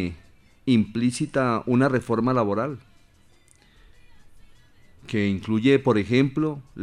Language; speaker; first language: Spanish; native; Spanish